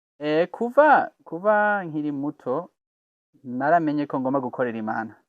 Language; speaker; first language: Rundi; non-native, fluent; English